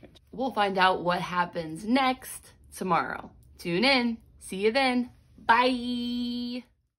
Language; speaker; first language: English; native; English